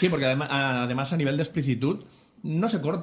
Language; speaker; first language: Spanish; native; Spanish